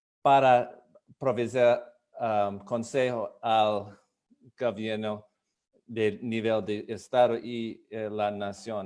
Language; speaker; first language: Spanish; non-native, fluent; English